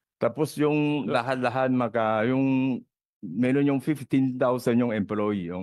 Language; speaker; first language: Filipino; non-native, learner; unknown